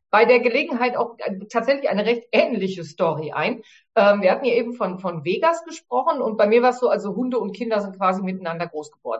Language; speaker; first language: German; native; German